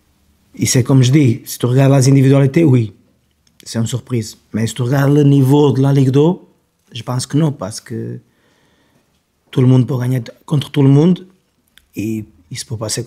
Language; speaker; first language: French; non-native, fluent; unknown